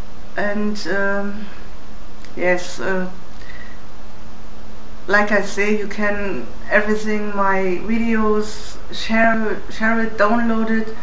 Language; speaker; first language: English; non-native, learner; German